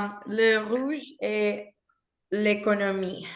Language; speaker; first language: French; non-native, learner; Spanish